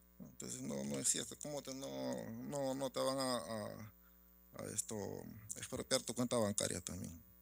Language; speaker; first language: Spanish; native; Spanish